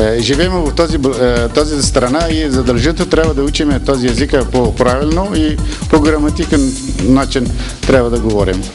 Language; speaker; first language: Bulgarian; non-native, learner; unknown